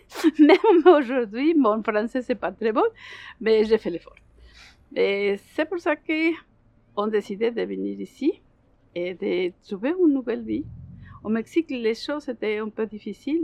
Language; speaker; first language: French; non-native, learner; Spanish